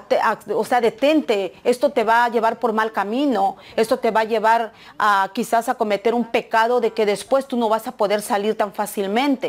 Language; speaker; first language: Spanish; native; Spanish